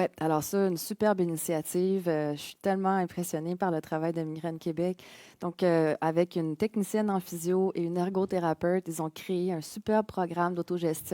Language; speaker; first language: French; native; French